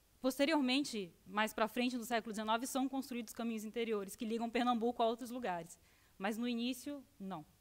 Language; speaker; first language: Portuguese; native; Portuguese